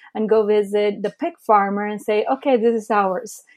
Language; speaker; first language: English; early bilingual, other home language; Spanish